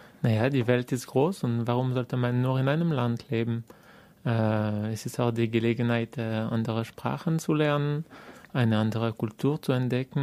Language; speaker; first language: German; non-native, fluent; French